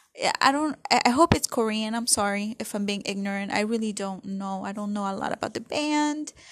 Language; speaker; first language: English; early bilingual, other home language; Spanish